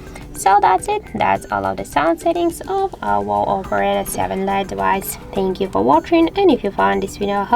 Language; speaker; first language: English; non-native, fluent; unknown